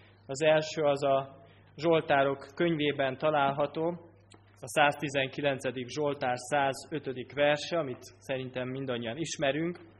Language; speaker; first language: Hungarian; native; Hungarian